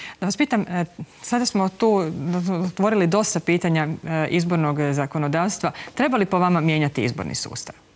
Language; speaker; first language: Croatian; native; Croatian